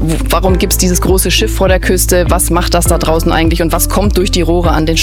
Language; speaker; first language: German; native; German